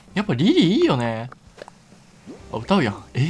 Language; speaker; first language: Japanese; native; Japanese